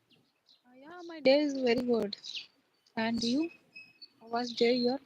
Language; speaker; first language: English; non-native, learner; Hindi